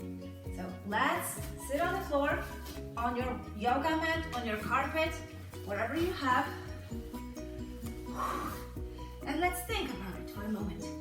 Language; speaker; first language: English; non-native, fluent; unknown